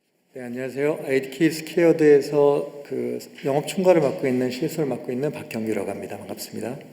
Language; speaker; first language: Korean; native; Korean